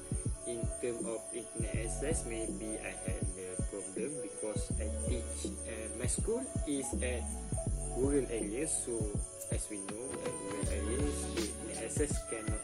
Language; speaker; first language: English; non-native, local second language; Malay